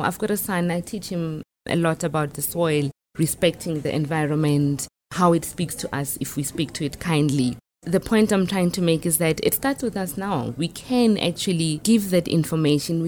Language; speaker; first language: English; non-native, local second language; Tswana